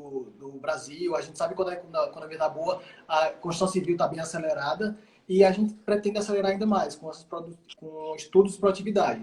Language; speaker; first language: Portuguese; native; Portuguese